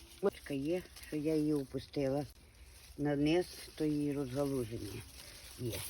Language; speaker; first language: Ukrainian; native; Ukrainian